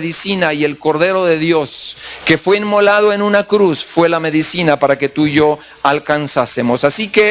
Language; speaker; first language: Spanish; native; Spanish